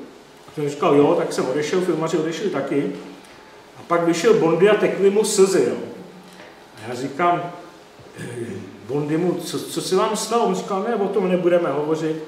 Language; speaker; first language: Czech; native; Czech